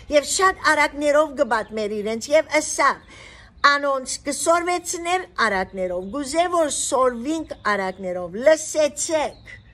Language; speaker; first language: Armenian; early bilingual, heritage; Armenian